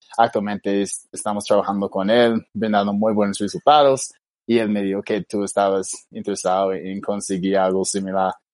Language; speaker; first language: Spanish; non-native, fluent; English